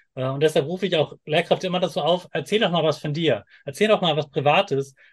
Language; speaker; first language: German; native; German